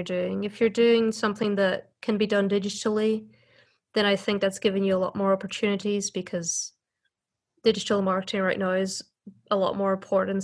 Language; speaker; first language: English; native; English